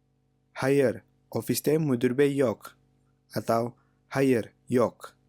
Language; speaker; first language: Turkish; non-native, fluent; Indonesian